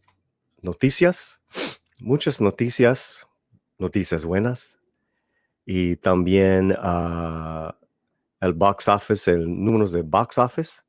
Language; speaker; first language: Spanish; early bilingual, heritage; Spanish